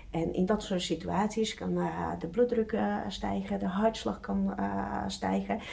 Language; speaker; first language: Dutch; non-native, fluent; Czech